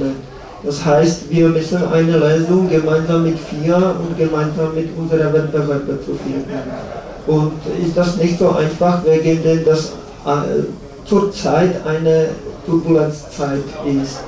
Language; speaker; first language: German; non-native, learner; Czech